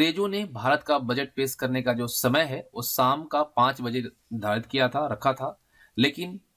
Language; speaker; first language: Hindi; native; Hindi